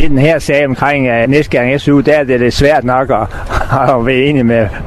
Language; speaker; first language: Danish; native; Danish